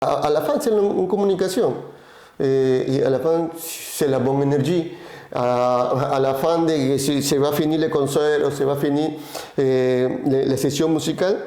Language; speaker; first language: French; non-native, learner; Spanish